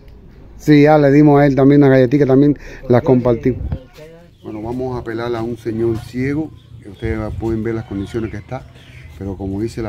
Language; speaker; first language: Spanish; native; Spanish